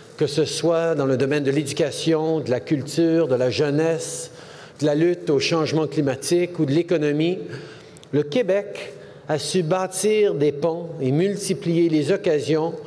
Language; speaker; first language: French; native; French